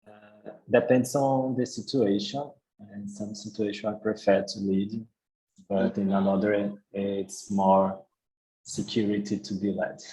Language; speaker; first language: English; non-native, learner; Portuguese